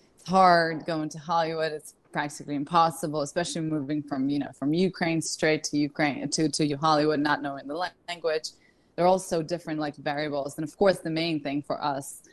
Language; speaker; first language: English; non-native, fluent; Russian